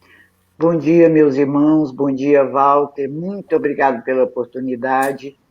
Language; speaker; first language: Portuguese; native; Portuguese